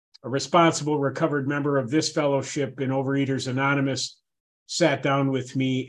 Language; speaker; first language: English; native; English